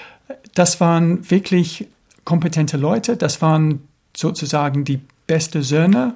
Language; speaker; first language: German; non-native, fluent; English